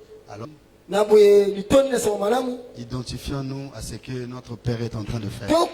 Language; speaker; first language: French; non-native, local second language; Lingala